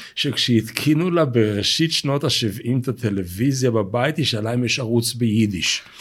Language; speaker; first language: Hebrew; native; Hebrew